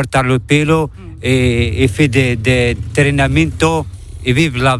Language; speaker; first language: Spanish; non-native, learner; Arabic